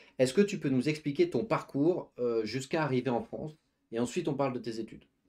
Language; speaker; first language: French; native; French